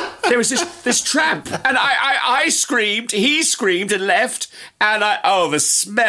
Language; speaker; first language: English; native; English